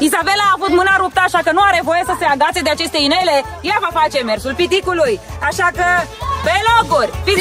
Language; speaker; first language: Romanian; native; Romanian